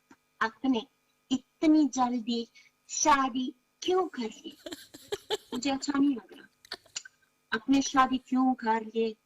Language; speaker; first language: Hindi; non-native, learner; Italian